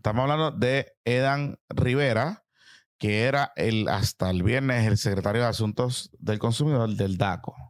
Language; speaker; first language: Spanish; native; Spanish